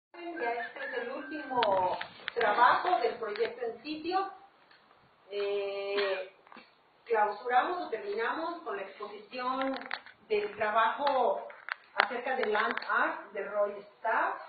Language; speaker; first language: Spanish; native; Spanish